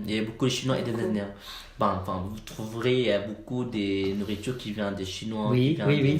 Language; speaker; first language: French; non-native, learner; Malay